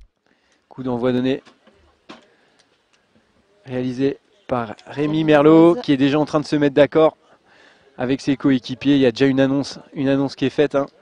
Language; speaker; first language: French; native; French